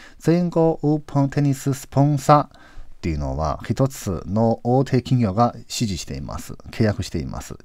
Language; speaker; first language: Japanese; non-native, fluent; Chinese